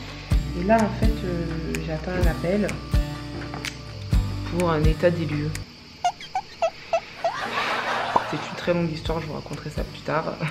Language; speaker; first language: French; native; French